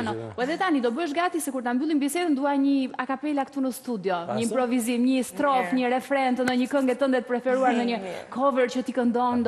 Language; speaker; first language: Albanian; native; Albanian